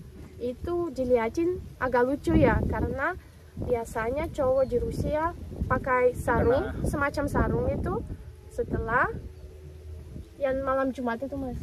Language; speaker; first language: Indonesian; non-native, fluent; Russian